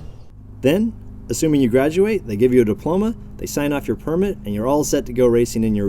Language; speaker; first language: English; native; English